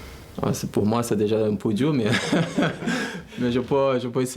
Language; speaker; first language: French; non-native, learner; Portuguese